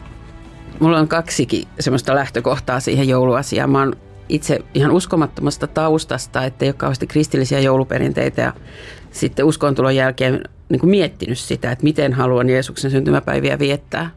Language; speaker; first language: Finnish; native; Finnish